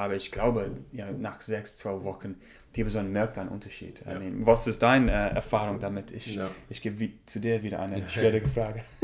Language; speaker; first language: German; non-native, learner; English